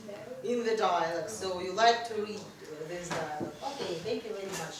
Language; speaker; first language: English; non-native, fluent; Russian